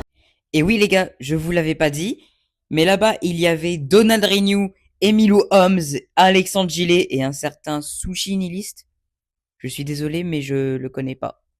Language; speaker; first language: French; native; French